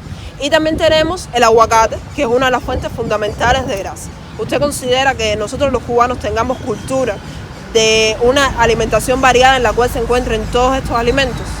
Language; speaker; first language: Spanish; native; Spanish